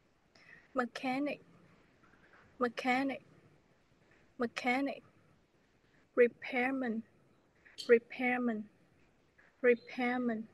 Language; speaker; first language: English; non-native, learner; Vietnamese